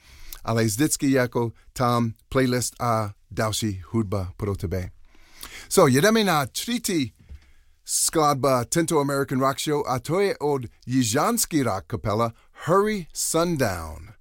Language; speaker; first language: Czech; non-native, learner; English